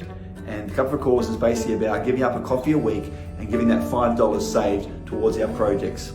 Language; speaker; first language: English; native; English